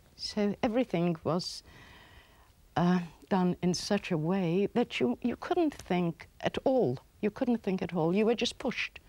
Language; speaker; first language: English; early bilingual, other home language; Polish